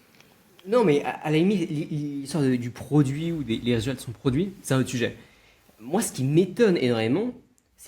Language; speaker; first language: French; native; French